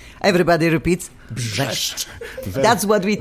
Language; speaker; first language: English; non-native, fluent; Polish